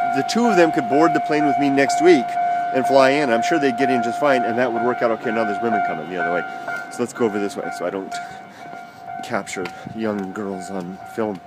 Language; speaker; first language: English; native; English